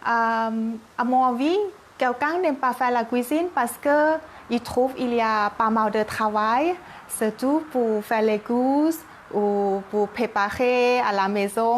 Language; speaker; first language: French; non-native, learner; Thai